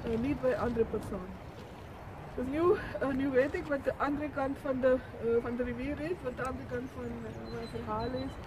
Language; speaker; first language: Dutch; non-native, fluent; Urdu